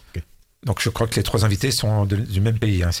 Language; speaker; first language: French; native; French